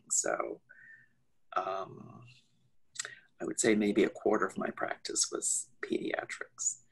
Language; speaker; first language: English; native; English